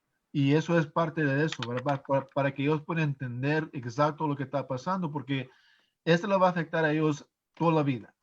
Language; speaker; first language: Spanish; non-native, fluent; English